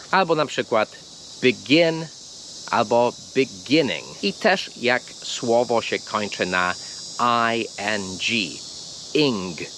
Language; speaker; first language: Polish; non-native, fluent; English